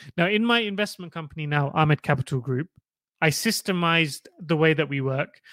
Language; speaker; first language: English; native; English